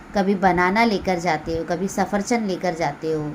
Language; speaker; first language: Hindi; non-native, local second language; Marathi